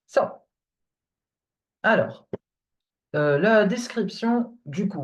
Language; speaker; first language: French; non-native, fluent; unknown